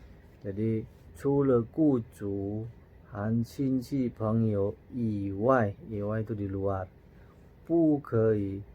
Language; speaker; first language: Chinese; non-native, fluent; Indonesian